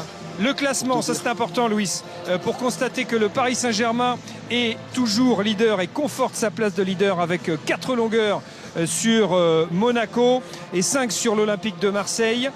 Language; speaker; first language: French; native; French